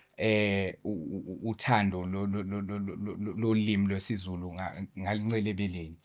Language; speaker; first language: Zulu; native; Zulu